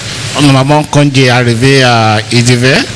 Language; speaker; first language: French; non-native, learner; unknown